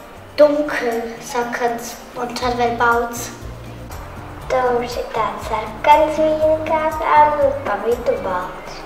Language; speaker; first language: Latvian; early bilingual, heritage; Latvian